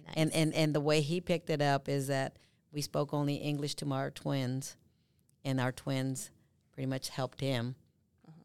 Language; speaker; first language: English; early bilingual, other home language; Spanish